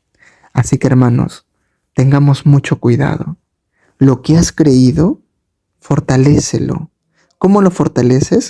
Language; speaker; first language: Spanish; native; Spanish